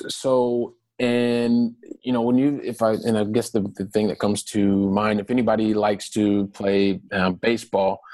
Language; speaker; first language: English; native; English